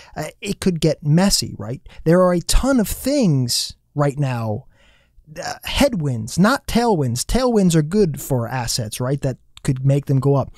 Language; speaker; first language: English; native; English